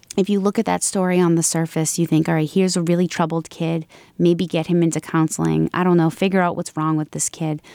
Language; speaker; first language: English; native; English